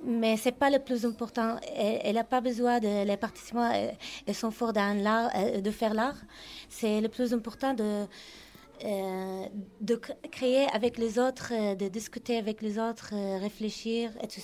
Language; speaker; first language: French; non-native, learner; Arabic